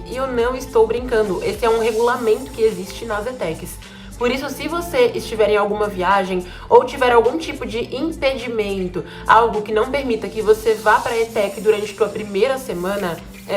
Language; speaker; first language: Portuguese; native; Portuguese